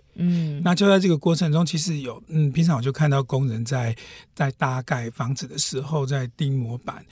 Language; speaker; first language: Chinese; native; Chinese